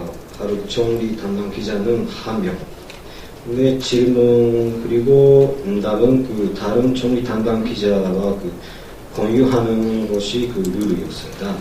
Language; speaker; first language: Korean; non-native, learner; Japanese